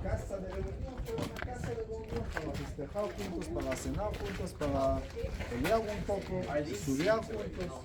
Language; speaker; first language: Spanish; non-native, fluent; Hebrew